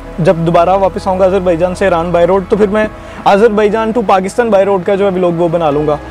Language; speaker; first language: Urdu; non-native, local second language; Punjabi